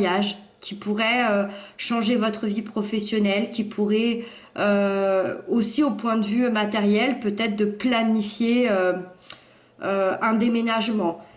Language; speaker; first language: French; native; French